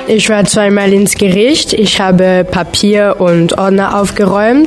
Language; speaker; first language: German; non-native, learner; French